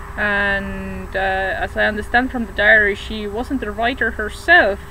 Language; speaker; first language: English; non-native, fluent; Estonian